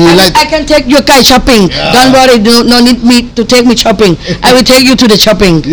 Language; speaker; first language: English; non-native, learner; Thai